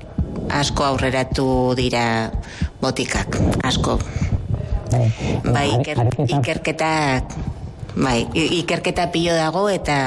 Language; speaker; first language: Basque; non-native, local second language; Spanish